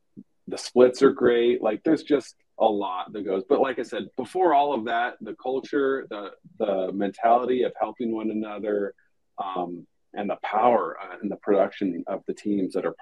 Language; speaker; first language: English; native; English